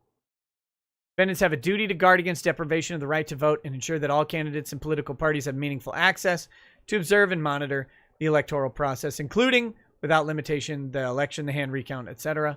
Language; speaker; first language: English; native; English